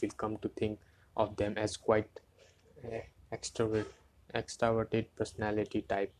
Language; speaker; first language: English; non-native, local second language; Hindi